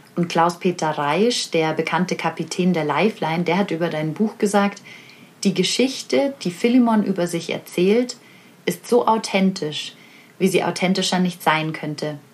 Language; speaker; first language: German; native; German